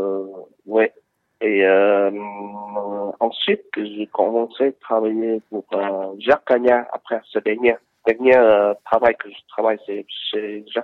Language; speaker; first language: French; non-native, learner; Vietnamese